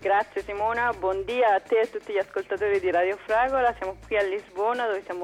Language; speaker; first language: Italian; native; Italian